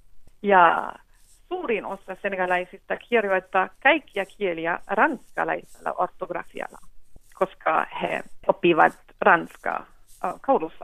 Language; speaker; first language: Finnish; non-native, fluent; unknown